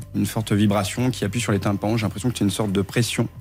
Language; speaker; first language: French; native; French